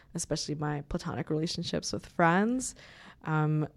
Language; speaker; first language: English; native; English